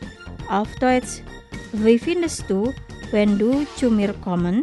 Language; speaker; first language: German; non-native, fluent; Indonesian